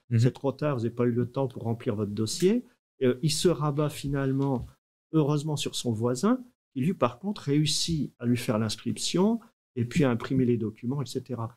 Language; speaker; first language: French; native; French